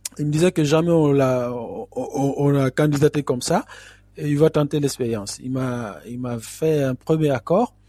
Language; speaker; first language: French; non-native, local second language; Fula